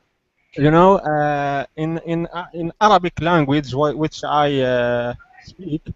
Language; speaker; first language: English; non-native, learner; Arabic